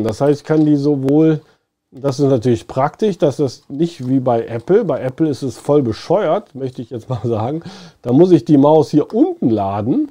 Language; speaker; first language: German; native; German